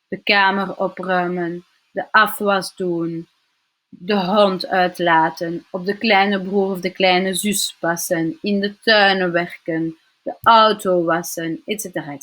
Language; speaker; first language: Dutch; non-native, local second language; French